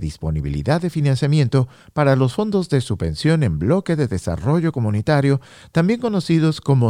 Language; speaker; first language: Spanish; native; Spanish